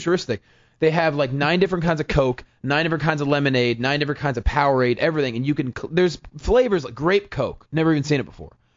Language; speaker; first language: English; native; English